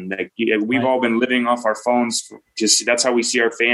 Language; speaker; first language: English; native; English